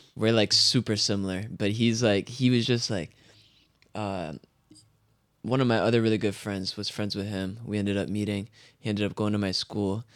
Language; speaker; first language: English; native; English